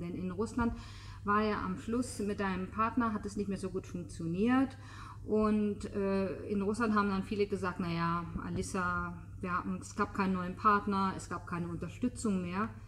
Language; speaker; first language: German; native; German